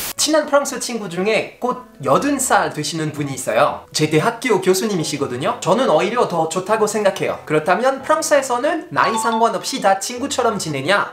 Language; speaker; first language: Korean; non-native, fluent; French